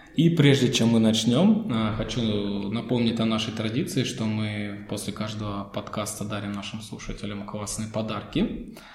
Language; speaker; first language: Russian; native; Russian